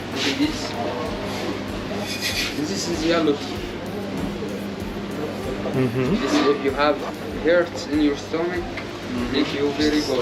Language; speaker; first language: English; non-native, learner; Arabic